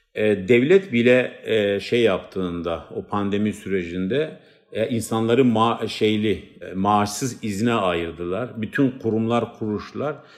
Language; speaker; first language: Turkish; non-native, local second language; Kurdish